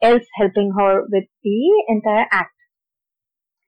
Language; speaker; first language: English; non-native, local second language; Assamese